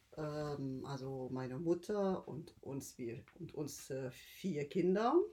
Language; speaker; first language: German; early bilingual, other home language; Arabic